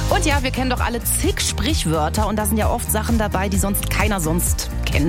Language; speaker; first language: German; early bilingual, other home language; Polish